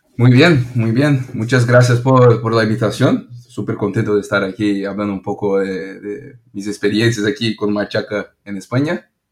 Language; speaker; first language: Spanish; non-native, fluent; Portuguese